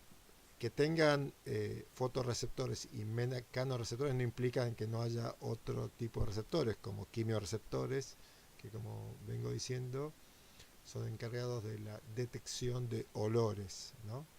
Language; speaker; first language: Spanish; native; Spanish